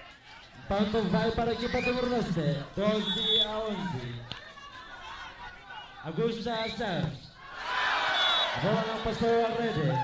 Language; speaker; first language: Portuguese; non-native, local second language; Tetum